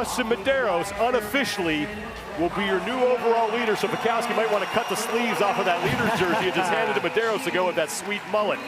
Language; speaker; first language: English; native; English